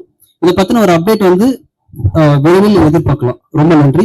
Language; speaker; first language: Tamil; native; Tamil